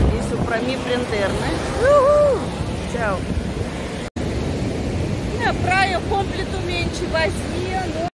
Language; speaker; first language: Portuguese; non-native, learner; Russian